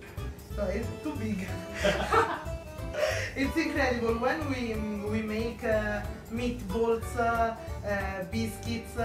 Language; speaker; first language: English; non-native, learner; Italian